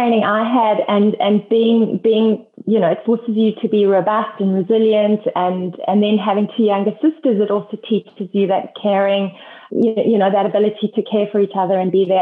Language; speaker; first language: English; native; English